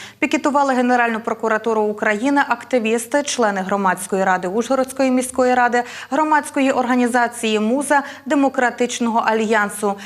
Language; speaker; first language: Ukrainian; native; Ukrainian